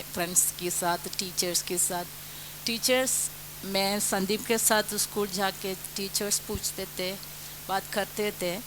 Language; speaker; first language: Hindi; non-native, local second language; Malayalam